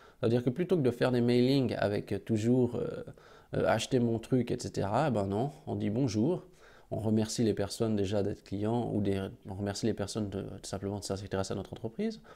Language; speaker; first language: French; native; French